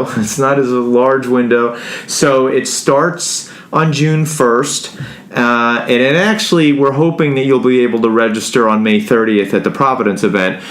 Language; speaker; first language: English; native; English